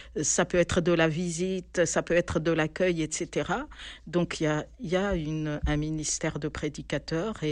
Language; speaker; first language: French; non-native, local second language; Malagasy